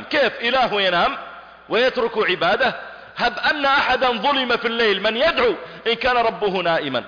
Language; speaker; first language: Arabic; native; Arabic